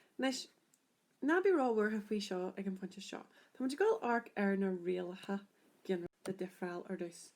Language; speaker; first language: Irish; native; Irish